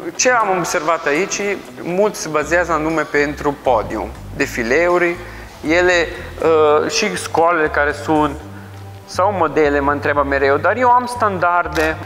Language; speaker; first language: Romanian; non-native, fluent; Italian